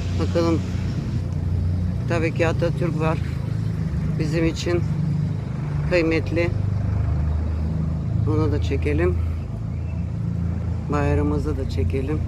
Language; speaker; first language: Turkish; early bilingual, heritage; Turkish